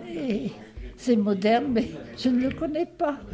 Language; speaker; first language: French; native; French